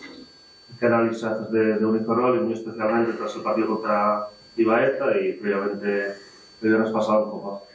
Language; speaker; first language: Spanish; native; Spanish